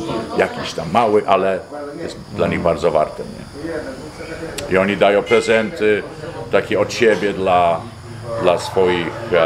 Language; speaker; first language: Polish; early bilingual, heritage; Polish